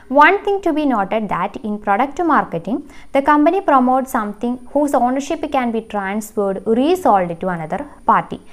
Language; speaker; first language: English; non-native, local second language; Malayalam